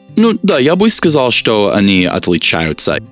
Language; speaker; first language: Russian; non-native, learner; English